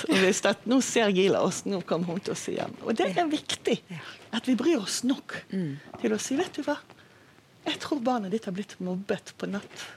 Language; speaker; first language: Norwegian; non-native, fluent; Hebrew